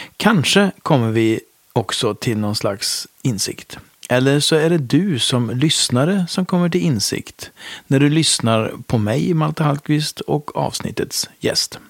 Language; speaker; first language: Swedish; native; Swedish